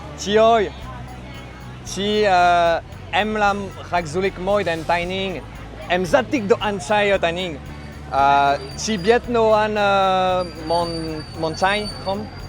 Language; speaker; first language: Vietnamese; non-native, learner; French